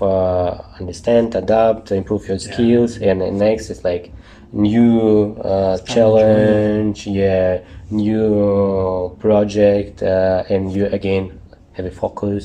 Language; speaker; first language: English; non-native, learner; Russian